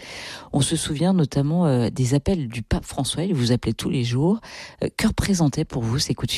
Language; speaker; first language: French; native; French